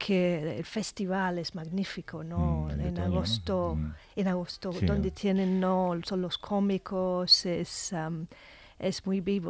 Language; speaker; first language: Spanish; non-native, fluent; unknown